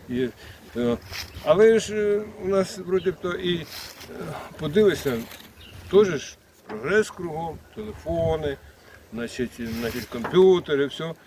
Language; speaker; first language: Ukrainian; native; Ukrainian